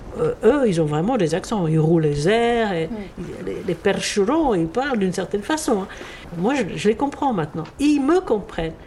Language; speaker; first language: French; early bilingual, other home language; Czech